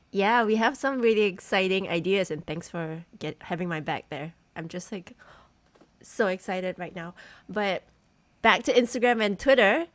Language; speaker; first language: English; native; English